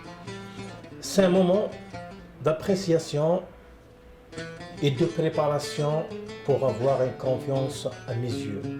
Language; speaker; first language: French; non-native, local second language; Kabyle